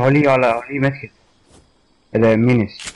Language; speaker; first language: Swedish; early bilingual, other home language; Turkish